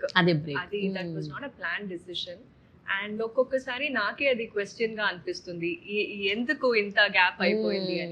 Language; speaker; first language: Telugu; non-native, local second language; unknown